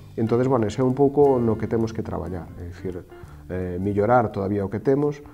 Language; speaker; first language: Galician; native; Galician